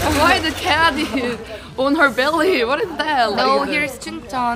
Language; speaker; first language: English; non-native, learner; Korean